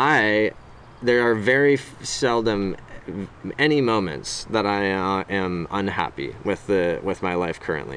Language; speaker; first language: English; native; English